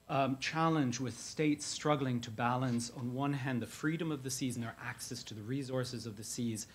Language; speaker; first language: English; native; English